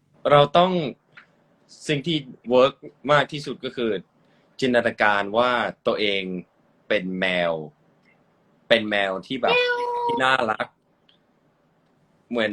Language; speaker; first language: Thai; non-native, learner; English